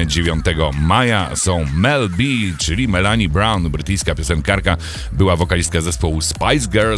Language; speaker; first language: Polish; native; Polish